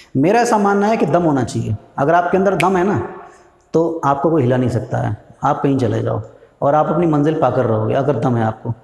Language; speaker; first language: Hindi; native; Hindi